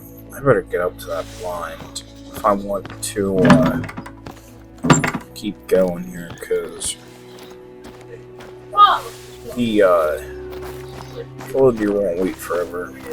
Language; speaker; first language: English; native; English